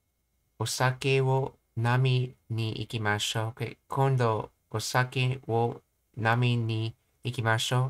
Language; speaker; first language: Japanese; non-native, learner; English